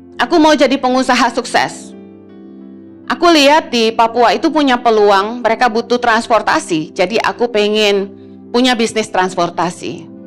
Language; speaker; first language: Indonesian; native; Indonesian